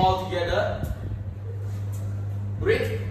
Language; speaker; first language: English; non-native, learner; Khmer